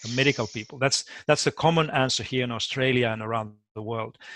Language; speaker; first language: English; non-native, fluent; Finnish